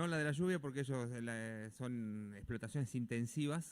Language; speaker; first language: Spanish; native; Spanish